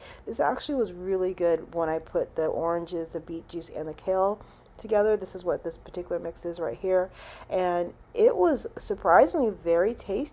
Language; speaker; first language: English; native; English